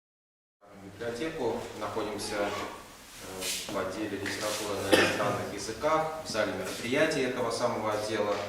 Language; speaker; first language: Russian; native; Russian